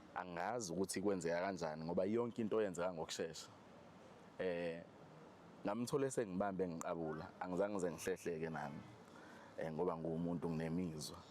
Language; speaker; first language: Zulu; native; Zulu